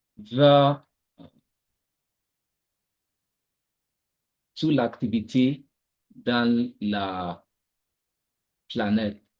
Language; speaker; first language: French; non-native, learner; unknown